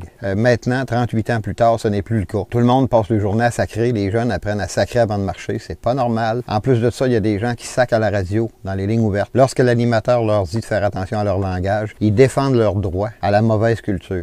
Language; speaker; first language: French; native; French